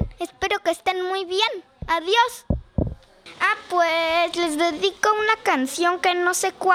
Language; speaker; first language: Spanish; early bilingual, heritage; Spanish